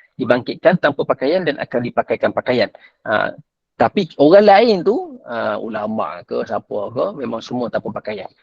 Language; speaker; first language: Malay; native; Malay